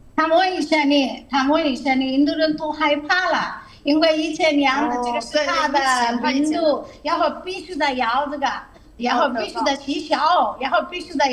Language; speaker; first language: Chinese; non-native, learner; Telugu